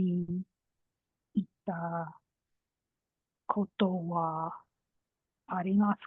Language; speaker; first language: Japanese; non-native, learner; English